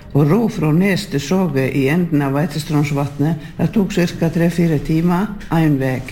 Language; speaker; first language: Norwegian; native; Norwegian